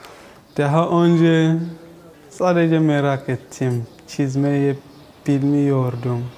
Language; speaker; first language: Turkish; non-native, learner; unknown